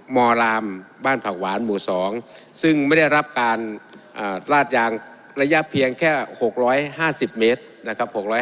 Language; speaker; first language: Thai; native; Thai